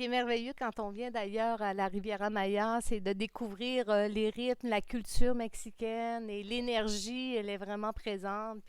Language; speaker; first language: French; native; French